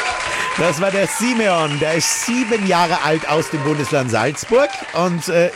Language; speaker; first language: German; native; German